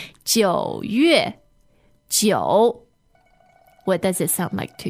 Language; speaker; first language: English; non-native, fluent; Chinese